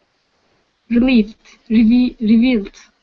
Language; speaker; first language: English; non-native, learner; Turkish